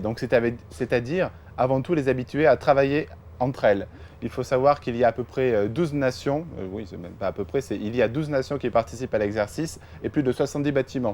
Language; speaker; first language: French; native; French